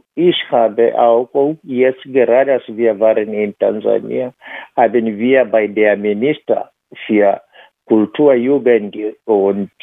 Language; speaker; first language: German; non-native, fluent; Swahili